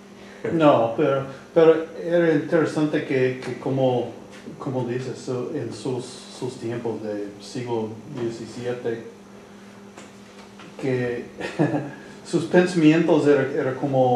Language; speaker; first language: Spanish; non-native, learner; English